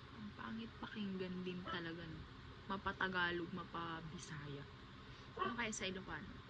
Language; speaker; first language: Filipino; native; Filipino